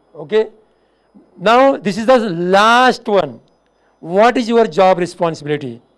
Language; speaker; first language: Hindi; non-native, local second language; Marathi